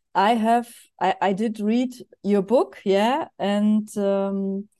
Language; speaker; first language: English; non-native, fluent; German